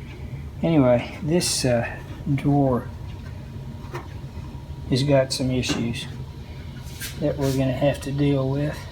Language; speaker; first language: English; native; English